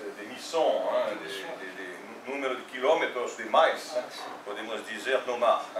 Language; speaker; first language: Portuguese; non-native, fluent; French